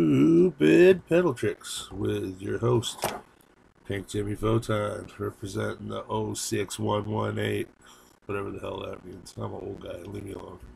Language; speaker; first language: English; native; English